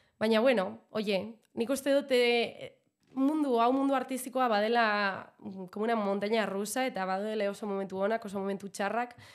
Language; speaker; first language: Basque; non-native, local second language; Spanish